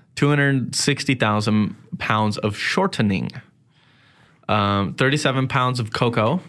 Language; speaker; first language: English; native; English